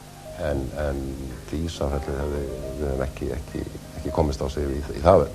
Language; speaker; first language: Icelandic; native; Icelandic